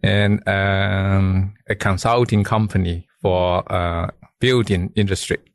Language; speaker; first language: English; non-native, fluent; Chinese